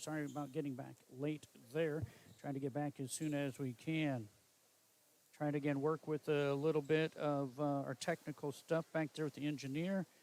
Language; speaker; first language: English; native; English